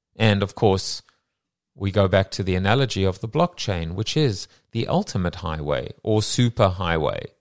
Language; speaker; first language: English; native; English